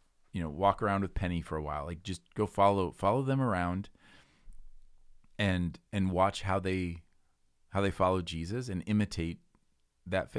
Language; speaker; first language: English; native; English